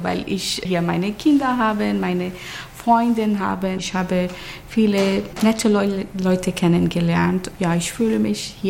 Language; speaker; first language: German; non-native, learner; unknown